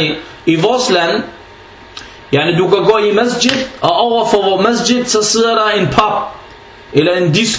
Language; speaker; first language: Danish; early bilingual, other home language; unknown